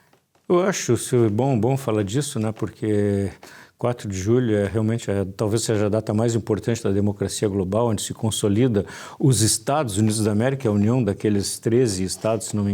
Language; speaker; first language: Portuguese; native; Portuguese